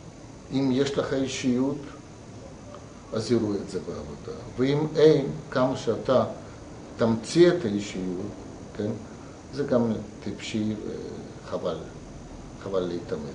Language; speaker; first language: Hebrew; non-native, fluent; Russian